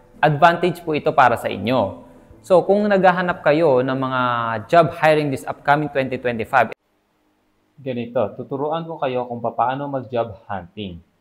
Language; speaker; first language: Filipino; native; Filipino